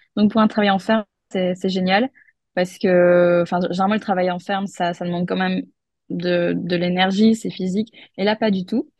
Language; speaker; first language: French; native; French